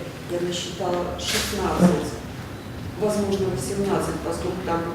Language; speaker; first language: Russian; native; Russian